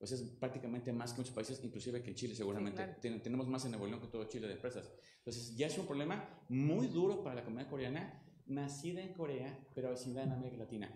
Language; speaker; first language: Spanish; native; Spanish